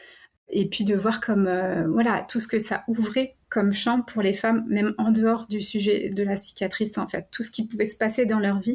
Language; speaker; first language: French; native; French